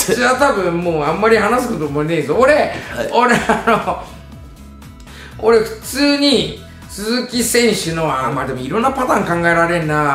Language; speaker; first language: Japanese; native; Japanese